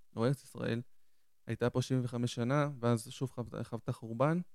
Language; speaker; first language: Hebrew; early bilingual, other home language; Spanish